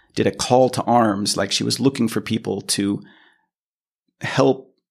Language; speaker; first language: English; native; English